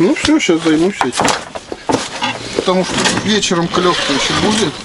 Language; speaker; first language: Russian; native; Russian